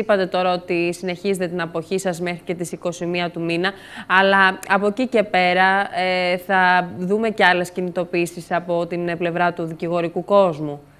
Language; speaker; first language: Greek; native; Greek